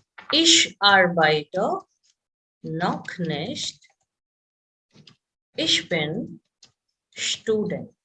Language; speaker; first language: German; non-native, fluent; Hindi